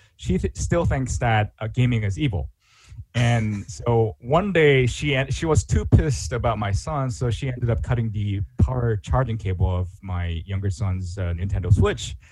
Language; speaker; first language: English; non-native, fluent; Korean